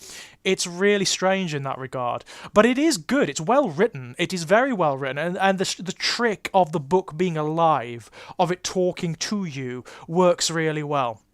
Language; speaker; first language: English; native; English